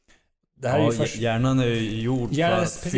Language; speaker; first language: Swedish; native; Swedish